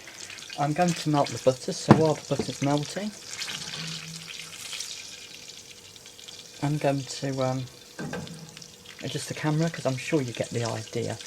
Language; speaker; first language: English; native; English